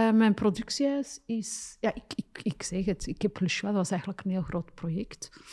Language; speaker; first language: Dutch; early bilingual, other home language; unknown